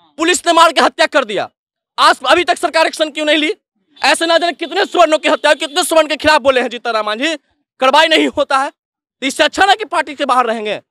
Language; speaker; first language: Hindi; native; Hindi